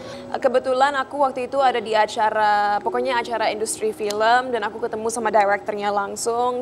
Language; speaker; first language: Indonesian; early bilingual, heritage; Indonesian